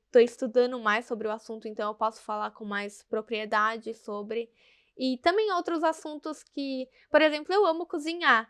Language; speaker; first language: Portuguese; native; Portuguese